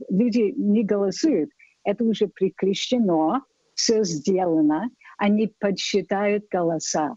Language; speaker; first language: Russian; non-native, fluent; English